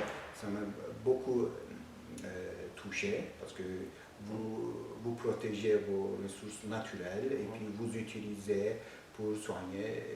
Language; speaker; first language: French; non-native, fluent; Turkish